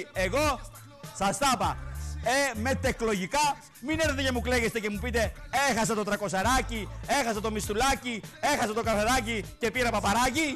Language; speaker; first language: Greek; native; Greek